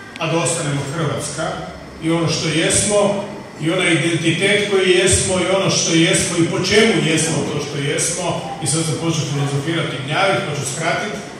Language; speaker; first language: Croatian; native; Croatian